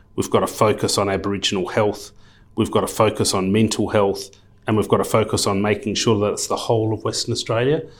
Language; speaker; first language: English; native; English